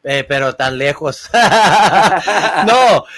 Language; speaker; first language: Spanish; early bilingual, other home language; English